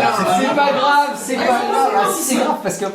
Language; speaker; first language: French; native; French